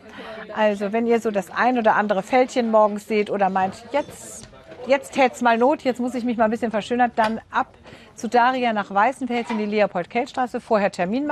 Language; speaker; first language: German; native; German